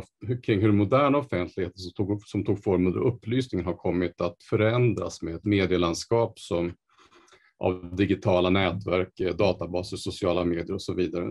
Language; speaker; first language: Swedish; native; Swedish